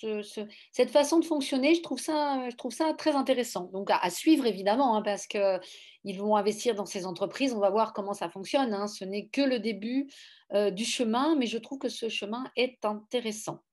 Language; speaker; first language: French; native; French